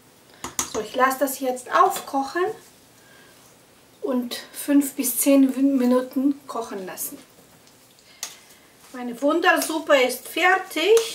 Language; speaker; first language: German; non-native, fluent; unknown